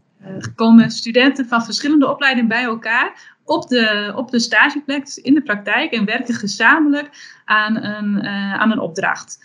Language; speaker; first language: Dutch; native; Dutch